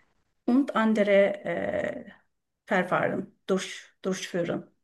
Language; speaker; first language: German; non-native, learner; Turkish